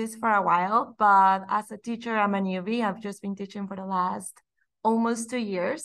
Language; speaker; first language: English; non-native, fluent; Spanish